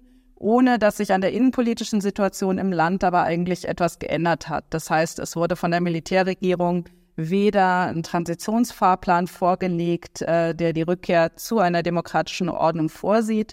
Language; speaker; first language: German; native; German